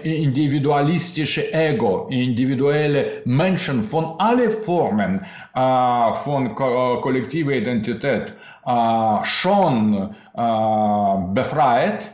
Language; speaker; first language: German; non-native, learner; Russian